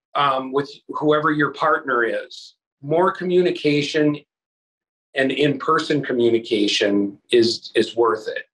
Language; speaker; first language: English; native; English